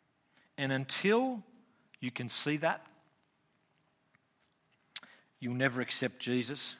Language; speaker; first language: English; native; English